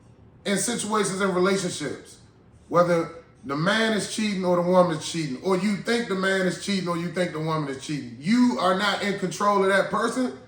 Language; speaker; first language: English; native; English